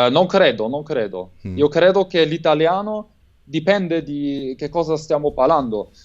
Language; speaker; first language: Italian; non-native, fluent; German